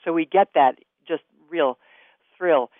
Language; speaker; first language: English; native; English